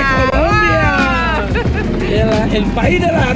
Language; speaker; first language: Spanish; early bilingual, heritage; Spanish